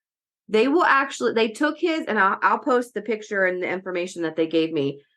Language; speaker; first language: English; native; English